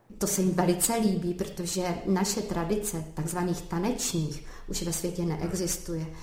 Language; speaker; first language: Czech; native; Czech